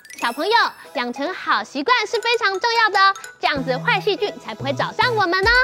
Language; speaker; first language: Chinese; native; Chinese